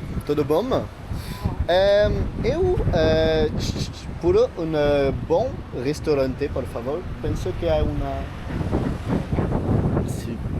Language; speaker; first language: Portuguese; non-native, learner; French